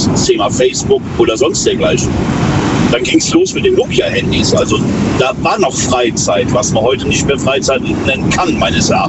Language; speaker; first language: German; native; German